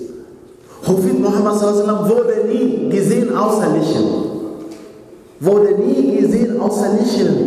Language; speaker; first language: German; non-native, fluent; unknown